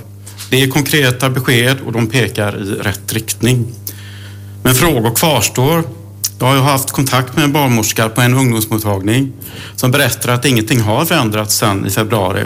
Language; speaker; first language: Swedish; native; Swedish